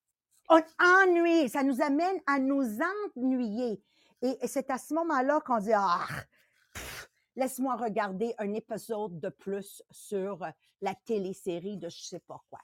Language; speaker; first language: French; native; French